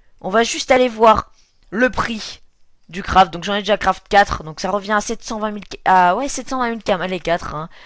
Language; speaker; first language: French; native; French